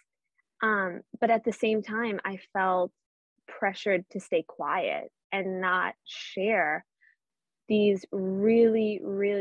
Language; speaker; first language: English; native; English